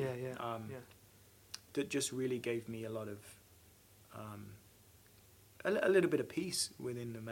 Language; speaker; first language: English; native; English